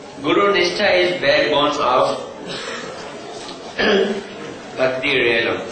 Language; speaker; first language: English; non-native, local second language; Hindi